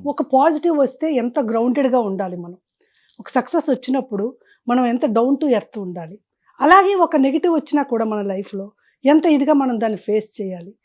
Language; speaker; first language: Telugu; native; Telugu